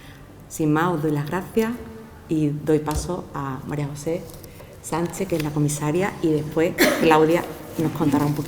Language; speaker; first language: Spanish; native; Spanish